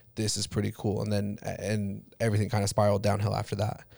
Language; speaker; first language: English; native; English